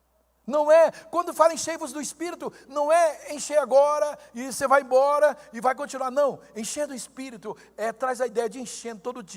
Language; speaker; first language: Portuguese; native; Portuguese